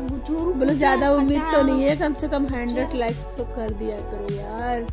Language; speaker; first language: Hindi; native; Hindi